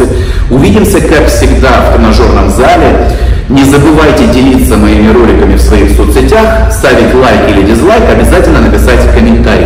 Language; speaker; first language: Russian; native; Russian